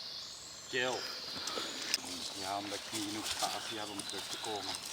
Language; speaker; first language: Dutch; non-native, local second language; French